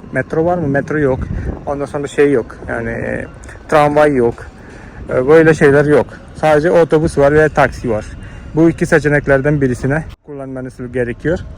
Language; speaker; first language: Turkish; non-native, fluent; Malayalam